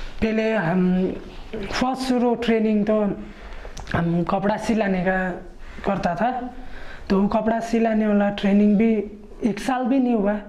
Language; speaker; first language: Hindi; non-native, local second language; Khasi